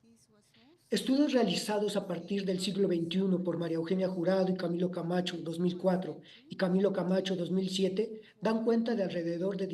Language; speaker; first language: Spanish; native; Spanish